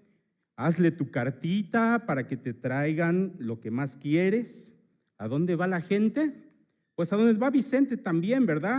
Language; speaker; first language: Spanish; native; Spanish